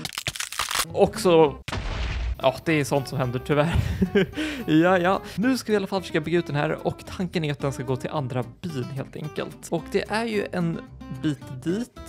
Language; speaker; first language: Swedish; native; Swedish